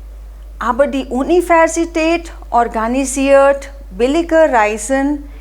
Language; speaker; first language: German; non-native, fluent; Hindi